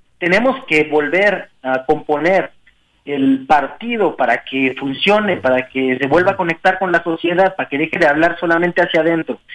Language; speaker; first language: Spanish; native; Spanish